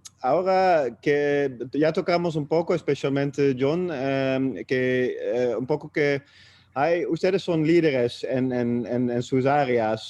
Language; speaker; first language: Spanish; non-native, fluent; Dutch